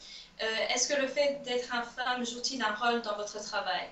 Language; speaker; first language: French; non-native, learner; English